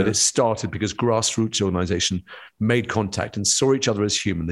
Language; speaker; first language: English; native; English